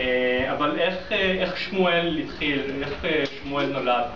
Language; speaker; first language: Hebrew; non-native, fluent; English